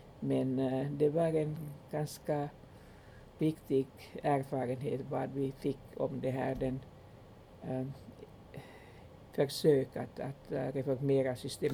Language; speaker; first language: Swedish; non-native, local second language; Finnish